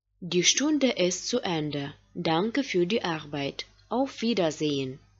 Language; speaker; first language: German; non-native, fluent; Russian